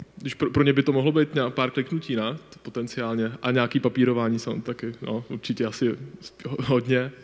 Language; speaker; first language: Czech; native; Czech